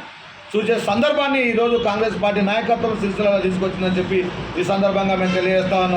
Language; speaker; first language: Telugu; native; Telugu